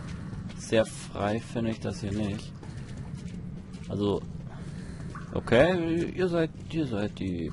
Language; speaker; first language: German; native; German